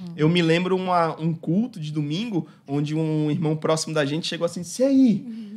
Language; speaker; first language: Portuguese; native; Portuguese